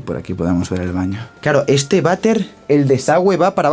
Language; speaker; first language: Spanish; native; Spanish